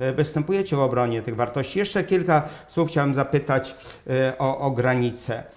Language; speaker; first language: Polish; native; Polish